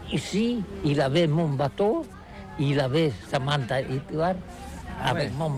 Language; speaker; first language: French; non-native, learner; Catalan